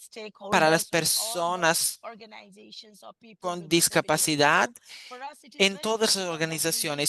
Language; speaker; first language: Spanish; non-native, fluent; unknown